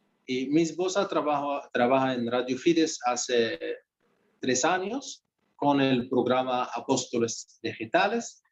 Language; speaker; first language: Spanish; non-native, fluent; Arabic